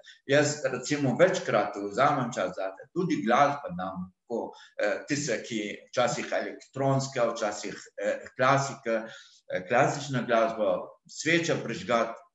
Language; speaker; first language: Slovenian; non-native, fluent; Arabic